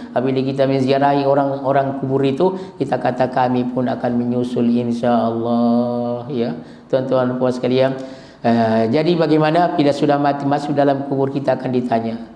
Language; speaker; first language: Malay; native; Malay